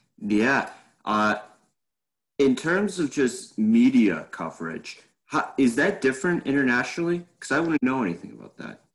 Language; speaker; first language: English; native; English